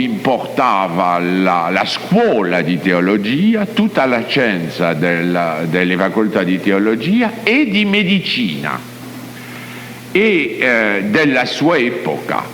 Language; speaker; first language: Italian; non-native, fluent; French